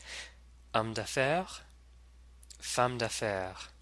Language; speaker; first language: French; non-native, fluent; English